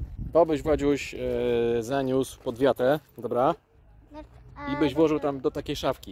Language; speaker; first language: Polish; native; Polish